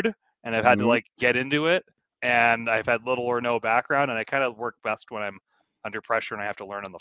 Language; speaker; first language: English; native; English